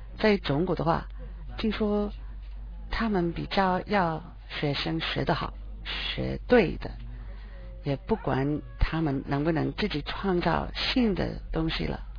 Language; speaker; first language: Chinese; non-native, fluent; English